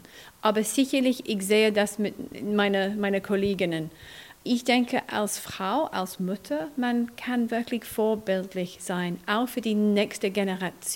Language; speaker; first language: German; non-native, fluent; English